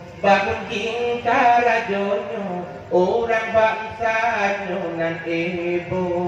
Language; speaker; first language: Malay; non-native, local second language; Achinese